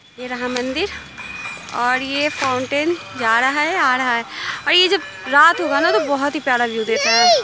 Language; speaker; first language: Hindi; native; Hindi